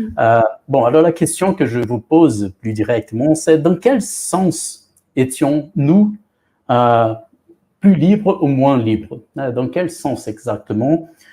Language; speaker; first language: French; non-native, fluent; Portuguese